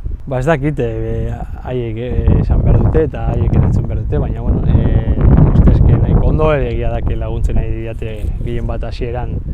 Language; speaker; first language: Basque; non-native, local second language; Spanish